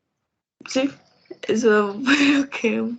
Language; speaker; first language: Portuguese; non-native, learner; Spanish